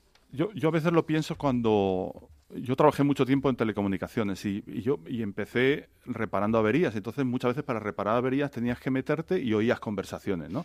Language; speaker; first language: Spanish; native; Spanish